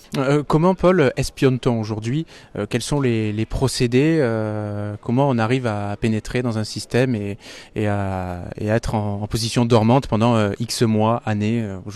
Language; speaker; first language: French; native; French